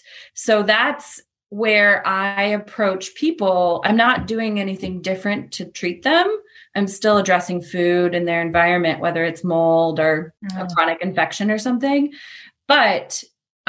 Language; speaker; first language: English; native; English